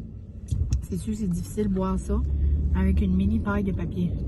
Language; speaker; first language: French; native; French